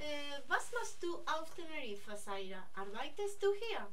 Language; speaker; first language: German; non-native, learner; Spanish